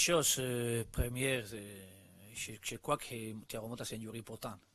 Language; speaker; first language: French; non-native, learner; Spanish